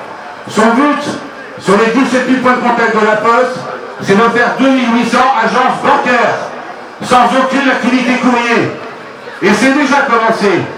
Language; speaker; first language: French; native; French